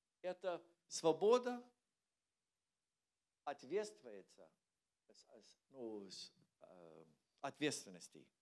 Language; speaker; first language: Russian; non-native, learner; English